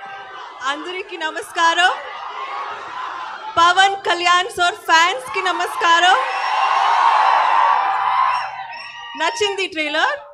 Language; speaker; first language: Telugu; non-native, learner; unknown